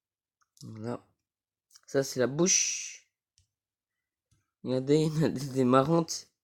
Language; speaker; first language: French; native; French